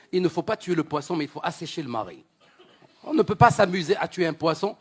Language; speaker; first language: French; non-native, local second language; Arabic